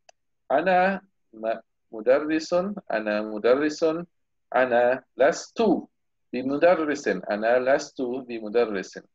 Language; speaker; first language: Arabic; non-native, fluent; English